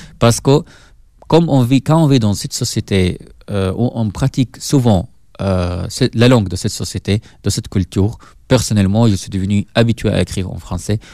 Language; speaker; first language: French; non-native, fluent; Arabic